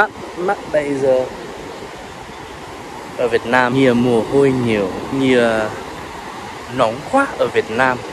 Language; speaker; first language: Vietnamese; non-native, learner; English